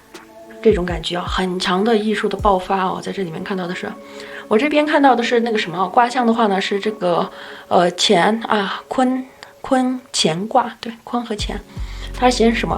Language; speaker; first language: Chinese; native; Chinese